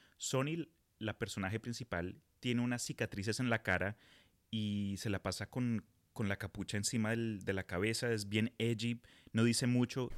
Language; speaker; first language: Spanish; early bilingual, heritage; Spanish